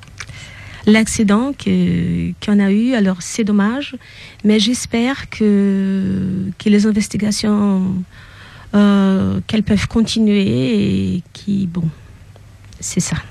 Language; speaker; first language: French; non-native, fluent; Portuguese